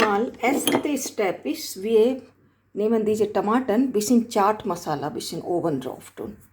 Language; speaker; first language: German; non-native, learner; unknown